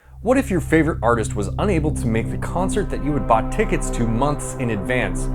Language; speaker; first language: English; native; English